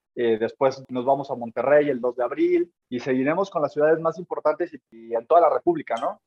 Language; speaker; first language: Spanish; native; Spanish